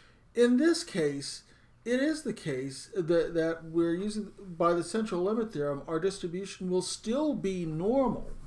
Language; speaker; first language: English; native; English